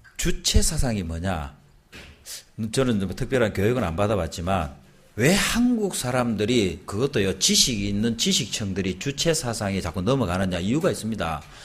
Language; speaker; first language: Korean; native; Korean